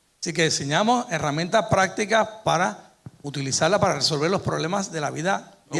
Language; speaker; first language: Spanish; native; Spanish